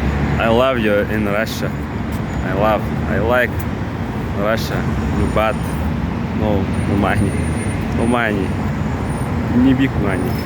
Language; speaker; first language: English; non-native, learner; Kyrgyz